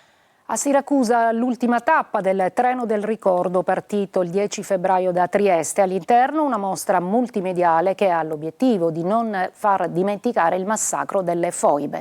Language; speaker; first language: Italian; native; Italian